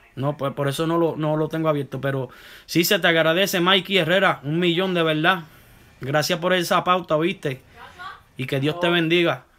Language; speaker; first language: Spanish; native; Spanish